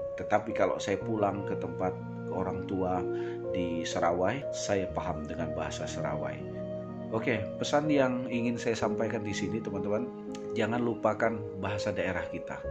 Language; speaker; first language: Indonesian; non-native, local second language; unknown